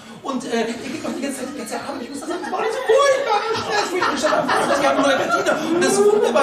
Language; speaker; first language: German; native; German